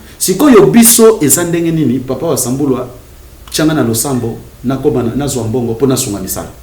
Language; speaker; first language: Lingala; non-native, local second language; Kongo